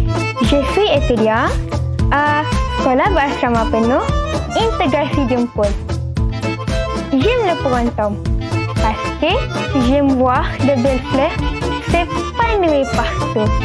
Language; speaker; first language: French; non-native, learner; Malay